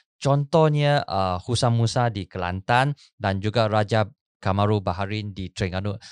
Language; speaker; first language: Malay; non-native, local second language; Chinese